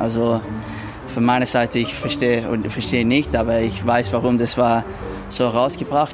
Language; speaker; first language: German; non-native, learner; English